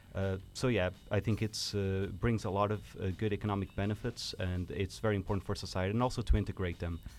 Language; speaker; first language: English; non-native, fluent; Portuguese